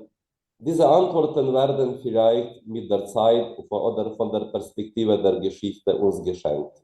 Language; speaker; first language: German; non-native, fluent; Ukrainian